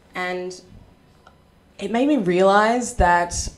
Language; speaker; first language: English; native; English